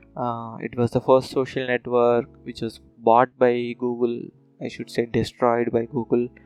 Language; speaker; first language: English; non-native, local second language; Telugu